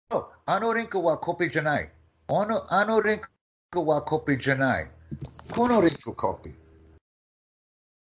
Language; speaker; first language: Japanese; non-native, learner; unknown